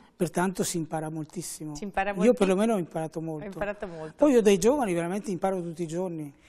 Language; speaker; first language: Italian; native; Italian